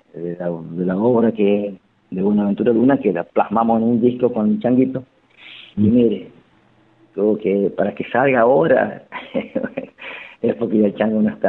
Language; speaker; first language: Spanish; native; Spanish